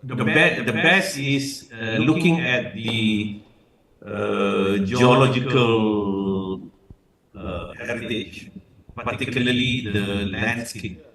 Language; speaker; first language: English; non-native, fluent; Indonesian